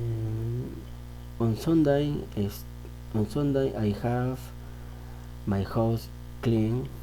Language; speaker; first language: English; non-native, learner; Spanish